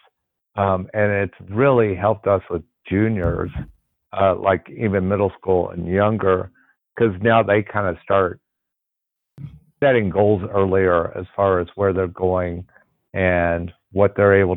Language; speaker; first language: English; native; English